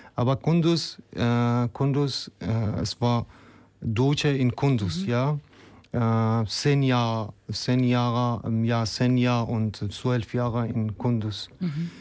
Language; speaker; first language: German; non-native, fluent; Persian